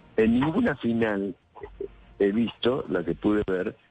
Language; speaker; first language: Spanish; native; Spanish